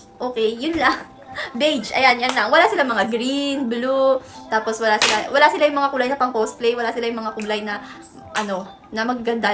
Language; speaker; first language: Filipino; native; Filipino